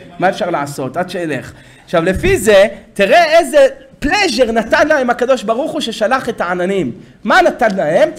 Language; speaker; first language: Hebrew; native; Hebrew